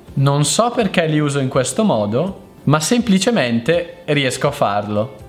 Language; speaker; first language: Italian; native; Italian